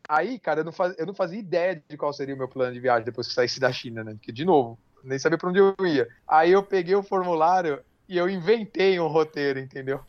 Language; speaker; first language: Portuguese; native; Portuguese